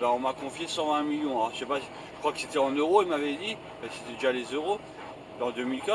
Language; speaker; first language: French; native; French